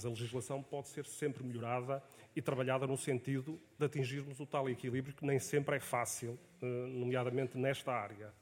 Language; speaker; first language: Portuguese; native; Portuguese